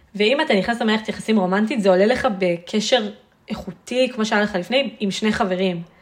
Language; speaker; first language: Hebrew; early bilingual, other home language; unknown